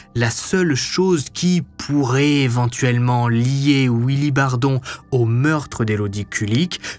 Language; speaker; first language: French; native; French